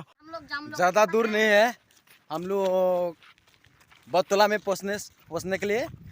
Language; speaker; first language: Hindi; non-native, local second language; Chakma